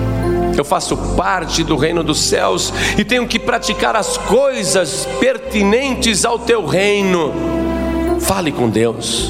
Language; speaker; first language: Portuguese; native; Portuguese